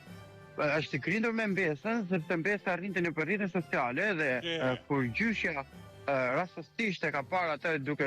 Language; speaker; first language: Albanian; native; Albanian